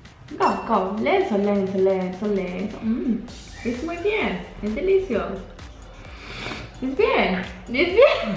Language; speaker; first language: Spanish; early bilingual, heritage; Spanish